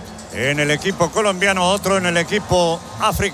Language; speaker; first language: Spanish; native; Spanish